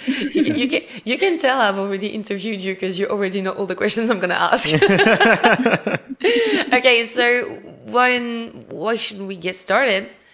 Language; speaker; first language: English; non-native, fluent; French